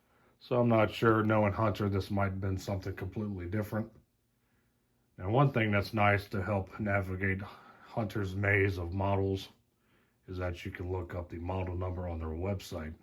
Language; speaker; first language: English; native; English